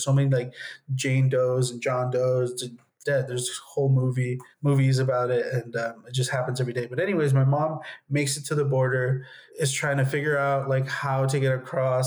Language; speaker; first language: English; native; English